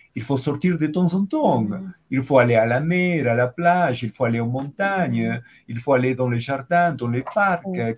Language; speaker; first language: French; non-native, fluent; Spanish